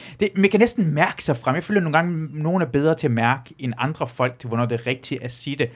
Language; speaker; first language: Danish; early bilingual, other home language; Persian